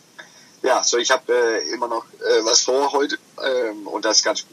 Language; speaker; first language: German; non-native, fluent; Danish